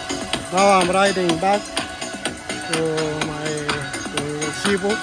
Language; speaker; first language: English; non-native, learner; Arabic